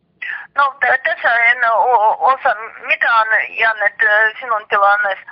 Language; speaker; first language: Finnish; non-native, learner; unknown